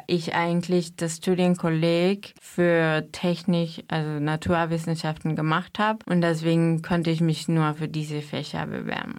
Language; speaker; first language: German; non-native, fluent; Spanish